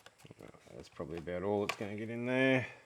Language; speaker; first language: English; native; English